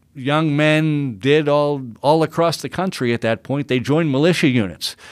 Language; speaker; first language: English; native; English